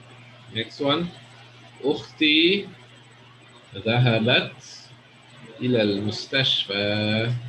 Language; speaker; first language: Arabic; non-native, fluent; English